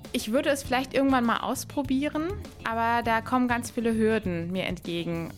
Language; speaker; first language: German; native; German